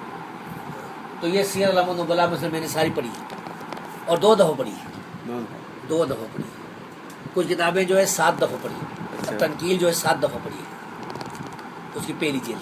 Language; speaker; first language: Urdu; non-native, local second language; Pashto